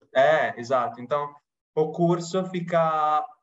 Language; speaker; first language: Portuguese; non-native, fluent; Italian